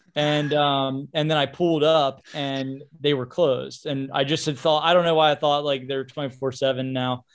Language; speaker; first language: English; native; English